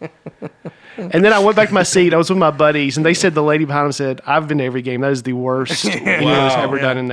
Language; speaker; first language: English; native; English